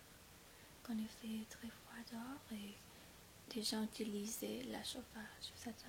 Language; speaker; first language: French; non-native, fluent; English